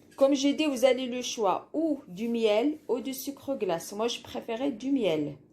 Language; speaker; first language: French; non-native, local second language; Arabic